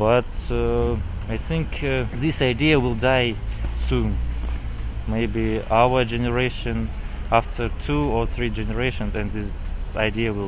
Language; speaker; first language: English; non-native, learner; Kazakh